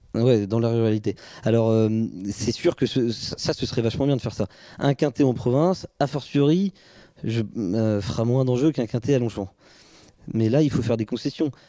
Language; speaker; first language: French; native; French